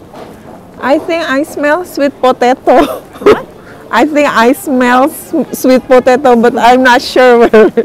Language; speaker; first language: English; non-native, learner; Indonesian